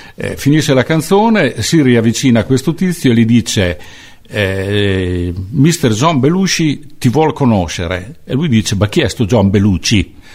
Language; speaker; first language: Italian; native; Italian